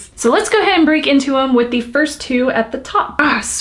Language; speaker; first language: English; native; English